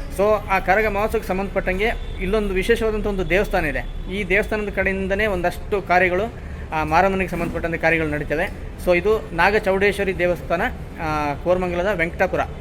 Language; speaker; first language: Kannada; native; Kannada